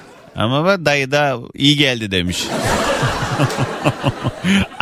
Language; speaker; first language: Turkish; native; Turkish